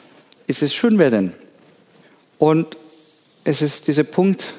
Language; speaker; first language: German; non-native, learner; Persian